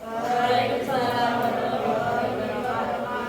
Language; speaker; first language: Indonesian; native; Indonesian